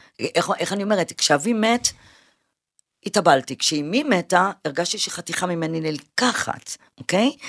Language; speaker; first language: Hebrew; early bilingual, other home language; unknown